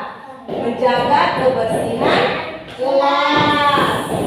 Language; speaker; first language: Indonesian; native; Indonesian